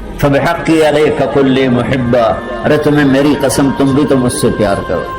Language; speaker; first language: Urdu; non-native, local second language; Punjabi